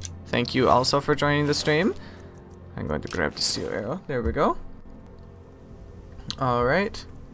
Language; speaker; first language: English; native; English